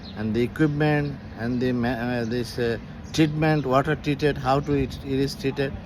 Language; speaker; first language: English; non-native, local second language; Bangla